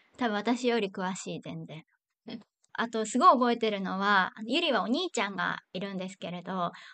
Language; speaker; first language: Japanese; native; Japanese